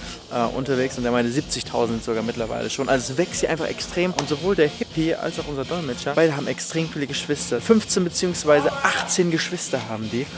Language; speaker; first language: German; native; German